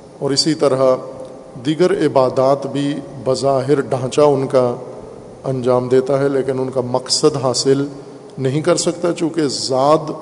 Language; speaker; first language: Urdu; non-native, local second language; Punjabi